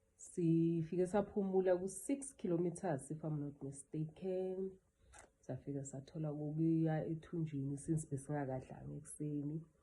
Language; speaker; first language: Zulu; non-native, local second language; Swati